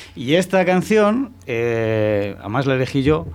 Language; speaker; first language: Spanish; native; Spanish